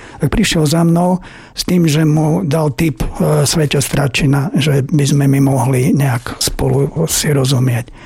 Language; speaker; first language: Slovak; native; Slovak